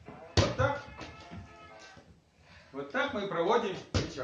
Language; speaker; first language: Russian; native; Russian